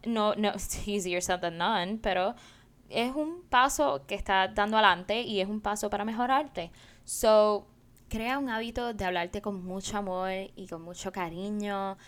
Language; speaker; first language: Spanish; native; Spanish